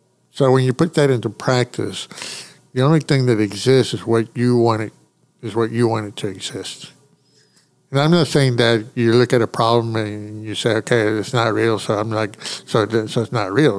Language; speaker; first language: English; early bilingual, other home language; Spanish